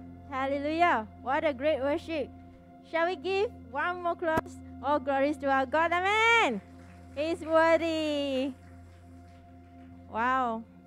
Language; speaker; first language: English; non-native, local second language; Chinese